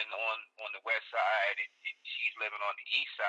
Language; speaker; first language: English; native; English